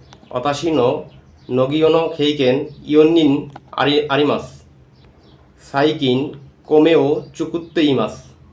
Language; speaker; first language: Japanese; non-native, learner; Bangla